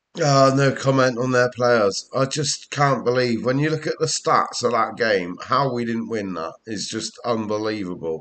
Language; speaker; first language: English; native; English